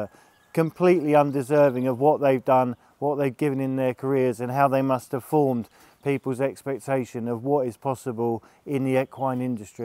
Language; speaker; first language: English; native; English